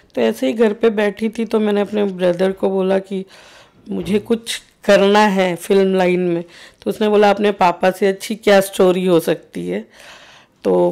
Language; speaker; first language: Hindi; native; Hindi